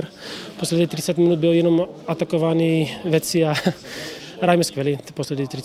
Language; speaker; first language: Czech; non-native, learner; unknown